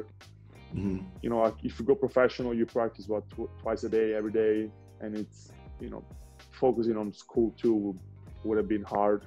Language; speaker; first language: English; non-native, fluent; Italian